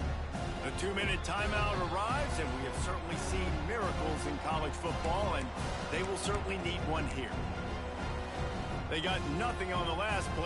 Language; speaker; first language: English; native; English